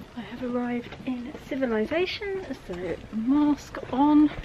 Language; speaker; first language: English; native; English